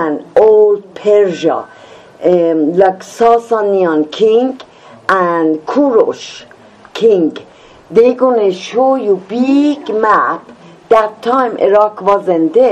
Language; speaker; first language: English; non-native, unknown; Persian